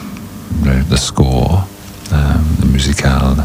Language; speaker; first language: French; non-native, learner; English